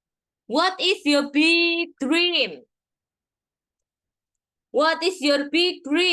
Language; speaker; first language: English; non-native, fluent; Indonesian